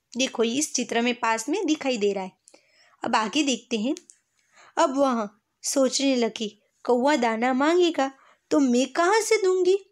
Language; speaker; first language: Hindi; non-native, local second language; Gujarati